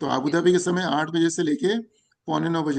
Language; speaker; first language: Hindi; native; Hindi